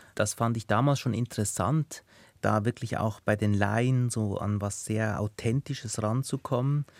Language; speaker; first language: German; native; German